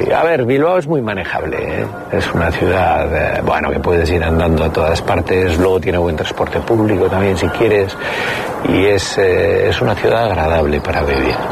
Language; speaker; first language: Spanish; native; Spanish